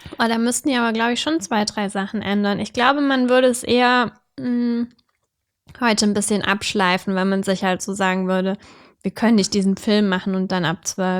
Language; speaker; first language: German; native; German